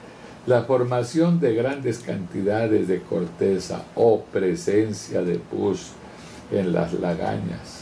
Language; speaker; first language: Spanish; native; Spanish